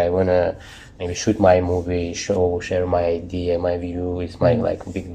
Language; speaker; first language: English; non-native, learner; Russian